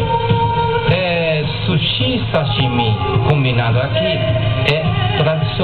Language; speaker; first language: Portuguese; non-native, fluent; Japanese